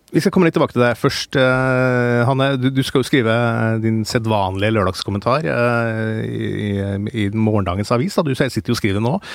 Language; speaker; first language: Norwegian; native; Norwegian